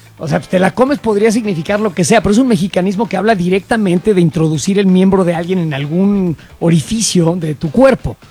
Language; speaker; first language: Spanish; native; Spanish